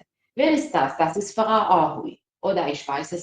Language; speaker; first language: German; non-native, fluent; Persian